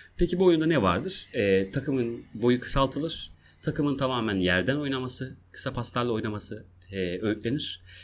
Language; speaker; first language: Turkish; non-native, local second language; Kurdish